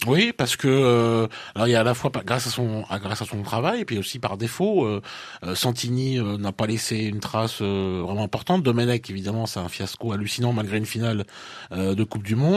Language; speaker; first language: French; native; French